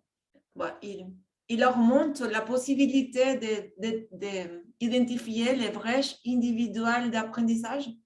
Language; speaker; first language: French; non-native, fluent; Spanish